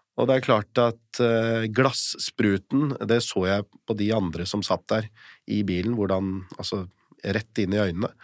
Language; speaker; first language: Norwegian; early bilingual, other home language; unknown